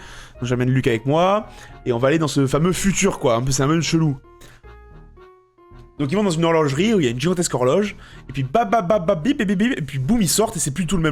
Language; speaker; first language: French; native; French